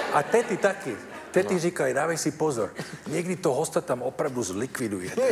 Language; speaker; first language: Czech; early bilingual, heritage; Czech